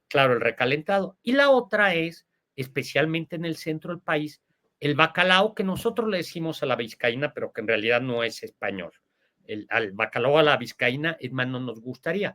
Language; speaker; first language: Spanish; native; Spanish